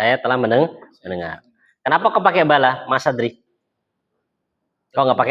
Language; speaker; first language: Indonesian; native; Indonesian